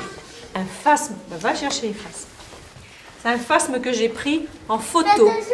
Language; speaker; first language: French; native; French